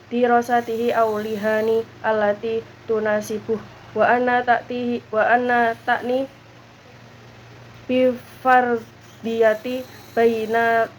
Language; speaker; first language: Arabic; non-native, learner; Indonesian